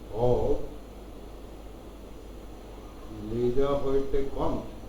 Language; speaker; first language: German; non-native, learner; Hindi